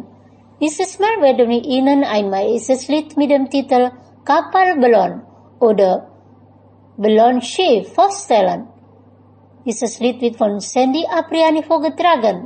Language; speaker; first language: German; non-native, fluent; Indonesian